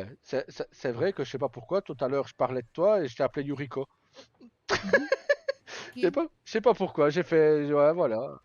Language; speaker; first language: French; native; French